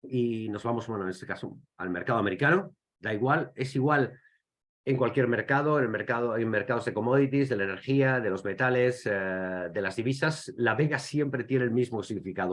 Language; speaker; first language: Spanish; native; Spanish